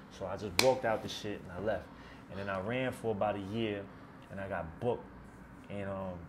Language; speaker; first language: English; native; English